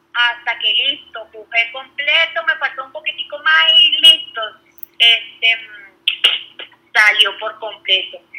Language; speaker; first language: Spanish; native; Spanish